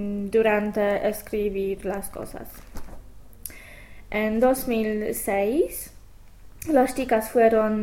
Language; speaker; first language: Spanish; non-native, fluent; English